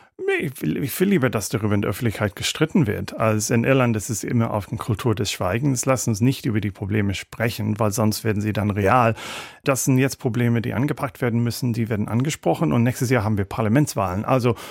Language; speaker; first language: German; non-native, fluent; English